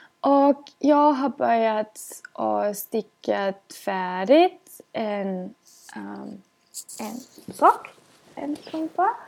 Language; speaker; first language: Swedish; non-native, fluent; German